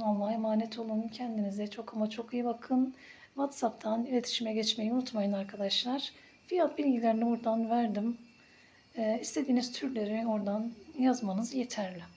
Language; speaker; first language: Turkish; native; Turkish